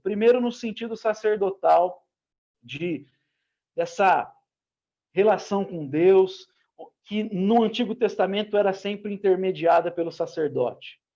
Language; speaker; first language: Portuguese; native; Portuguese